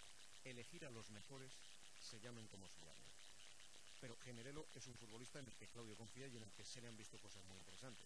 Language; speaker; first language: Spanish; native; Spanish